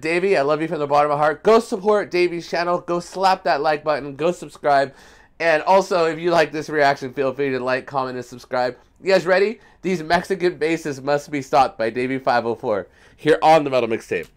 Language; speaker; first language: English; early bilingual, other home language; Spanish